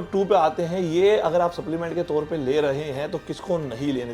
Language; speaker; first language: Hindi; native; Hindi